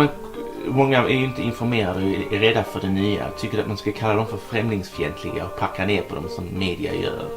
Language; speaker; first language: Swedish; native; Swedish